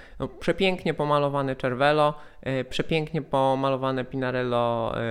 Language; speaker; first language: Polish; native; Polish